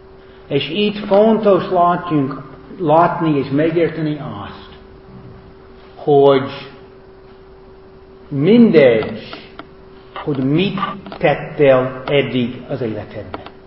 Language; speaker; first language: Hungarian; non-native, fluent; English